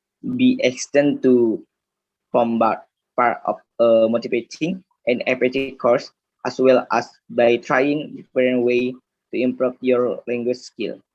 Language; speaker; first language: English; non-native, learner; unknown